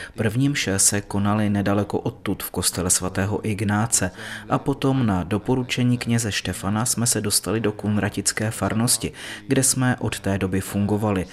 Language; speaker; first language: Czech; non-native, fluent; Vietnamese